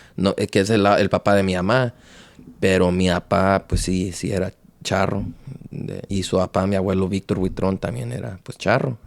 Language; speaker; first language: Spanish; early bilingual, heritage; Spanish